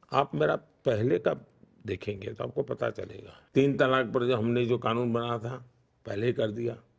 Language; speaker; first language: Hindi; non-native, local second language; Gujarati